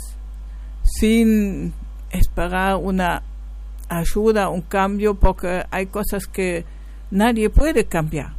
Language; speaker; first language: Spanish; native; Spanish